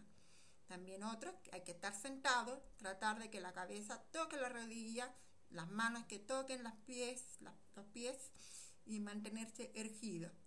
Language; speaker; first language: Spanish; native; Spanish